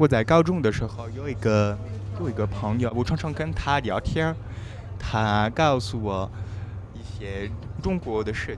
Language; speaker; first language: Chinese; non-native, learner; French